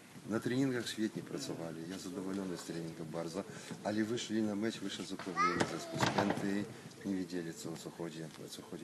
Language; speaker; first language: Polish; non-native, learner; Russian